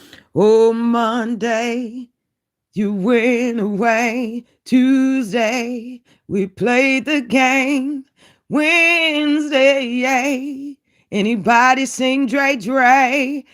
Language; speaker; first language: English; native; English